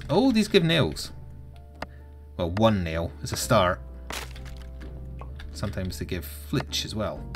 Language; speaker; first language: English; native; English